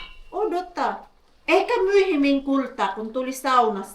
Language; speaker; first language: Finnish; non-native, learner; Filipino